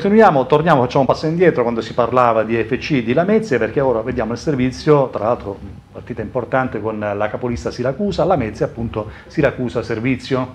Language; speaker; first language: Italian; native; Italian